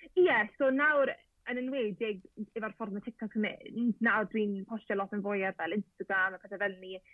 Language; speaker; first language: Welsh; native; Welsh